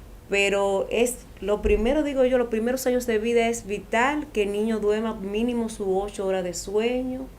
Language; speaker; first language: Spanish; native; Spanish